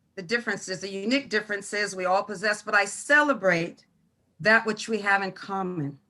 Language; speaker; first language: English; native; English